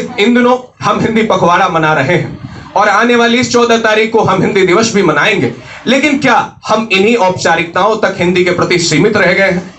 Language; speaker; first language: Hindi; native; Hindi